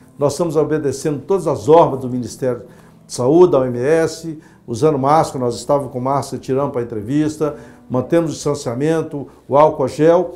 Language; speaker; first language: Portuguese; native; Portuguese